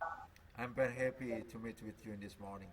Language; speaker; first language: English; non-native, learner; Sasak